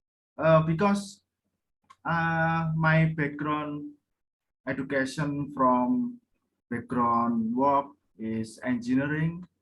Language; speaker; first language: English; non-native, learner; Indonesian